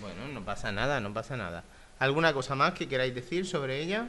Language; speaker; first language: Spanish; native; Spanish